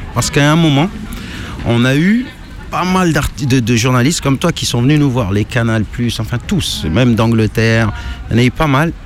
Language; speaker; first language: French; native; French